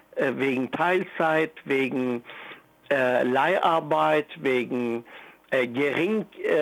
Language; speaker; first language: German; non-native, fluent; Persian